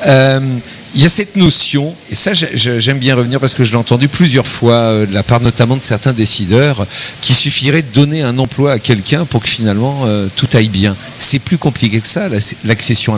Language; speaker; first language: French; native; French